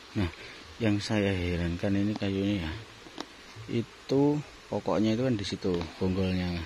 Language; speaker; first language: Indonesian; non-native, local second language; Javanese